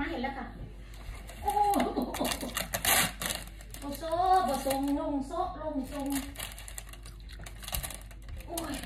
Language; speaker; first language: Thai; native; Thai